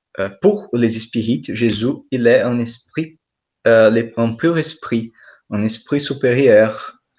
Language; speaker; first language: French; non-native, fluent; Portuguese